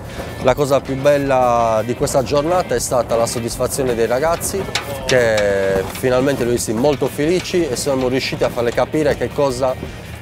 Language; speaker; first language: Italian; native; Italian